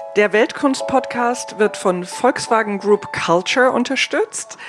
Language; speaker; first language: German; native; German